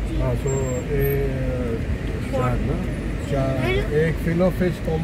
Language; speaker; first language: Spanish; non-native, learner; Hindi